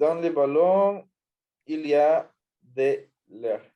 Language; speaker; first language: French; non-native, learner; Spanish